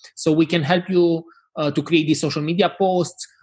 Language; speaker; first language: English; non-native, fluent; Romanian